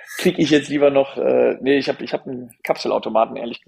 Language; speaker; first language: German; native; German